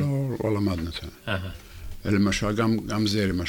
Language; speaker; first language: Hebrew; non-native, fluent; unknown